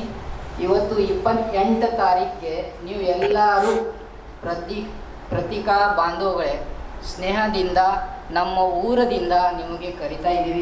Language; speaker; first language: Kannada; non-native, local second language; Marathi